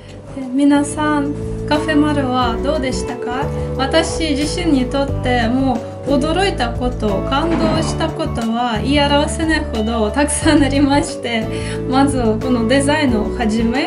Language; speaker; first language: Japanese; non-native, fluent; Russian